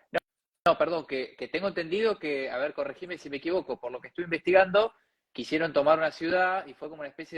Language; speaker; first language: Spanish; native; Spanish